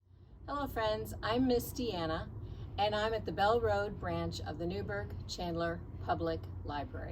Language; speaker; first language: English; native; English